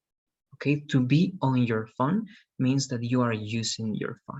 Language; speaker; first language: English; non-native, fluent; Spanish